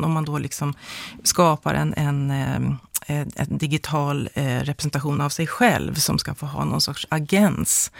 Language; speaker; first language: Swedish; native; Swedish